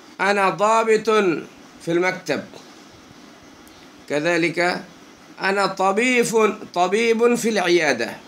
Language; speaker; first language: Arabic; non-native, fluent; Bangla